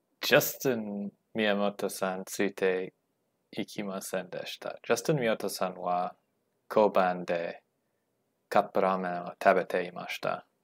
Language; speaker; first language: Japanese; non-native, learner; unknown